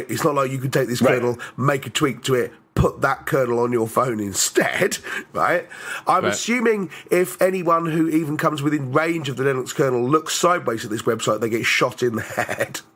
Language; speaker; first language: English; native; English